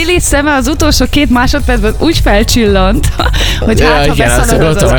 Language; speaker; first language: Hungarian; native; Hungarian